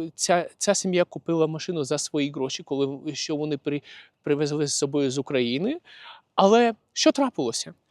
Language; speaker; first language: Ukrainian; non-native, local second language; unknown